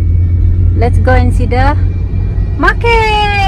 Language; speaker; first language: English; non-native, local second language; Malay